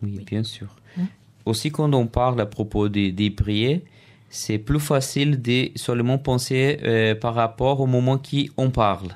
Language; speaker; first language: French; non-native, learner; Portuguese